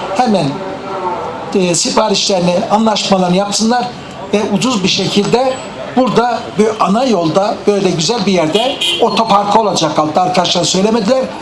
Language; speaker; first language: Turkish; native; Turkish